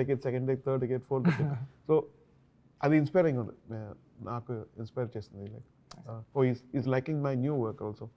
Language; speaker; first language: Telugu; non-native, learner; Tamil